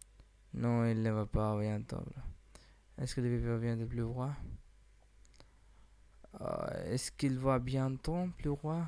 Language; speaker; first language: French; non-native, learner; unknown